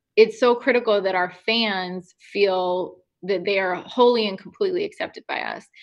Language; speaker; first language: English; native; English